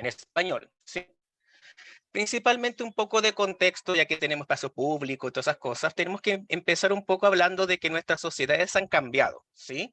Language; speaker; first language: Spanish; native; Spanish